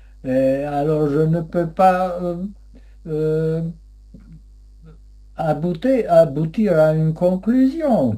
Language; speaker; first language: French; non-native, fluent; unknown